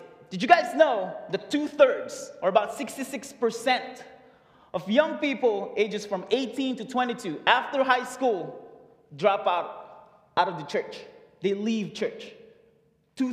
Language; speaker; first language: English; non-native, local second language; Filipino